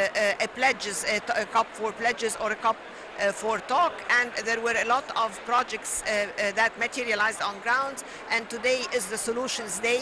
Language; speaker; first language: English; non-native, fluent; Arabic